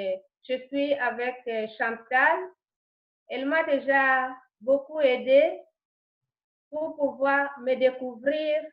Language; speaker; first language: French; non-native, learner; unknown